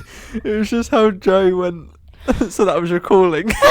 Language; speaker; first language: English; native; English